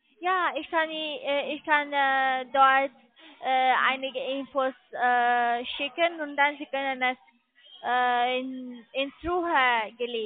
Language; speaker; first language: German; non-native, learner; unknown